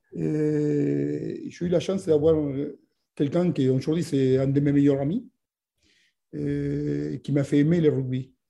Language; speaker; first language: French; non-native, fluent; Spanish